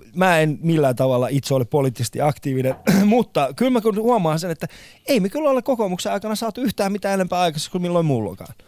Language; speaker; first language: Finnish; non-native, fluent; Persian